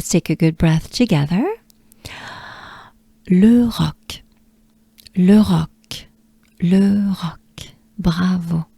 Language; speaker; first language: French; native; French